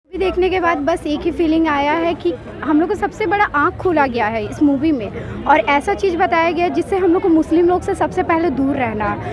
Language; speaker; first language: Hindi; native; Hindi